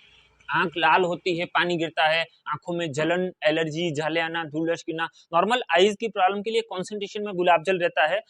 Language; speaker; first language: Hindi; native; Hindi